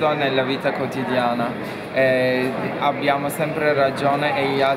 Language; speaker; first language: Italian; non-native, fluent; Turkish